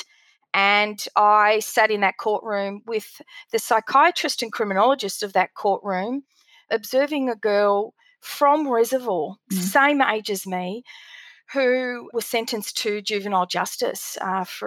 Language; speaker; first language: English; early bilingual, other home language; Greek